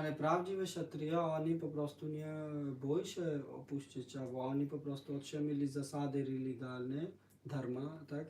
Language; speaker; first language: Polish; non-native, learner; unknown